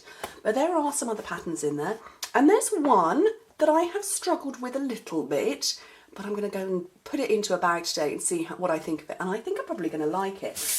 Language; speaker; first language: English; native; English